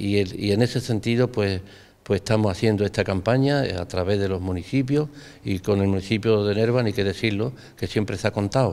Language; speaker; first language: Spanish; native; Spanish